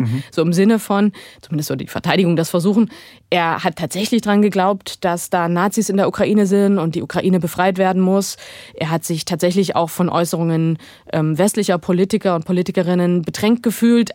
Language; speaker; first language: German; native; German